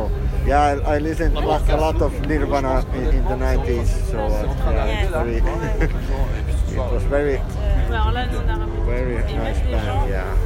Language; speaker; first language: English; non-native, fluent; Finnish